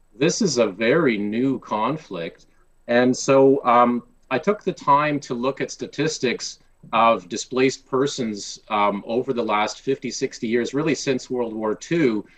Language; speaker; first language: English; early bilingual, other home language; Polish